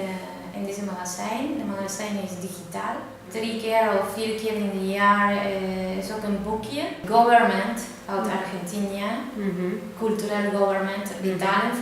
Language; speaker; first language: Dutch; non-native, learner; Spanish